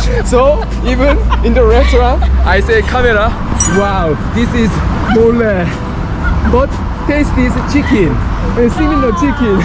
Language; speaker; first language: English; non-native, learner; Korean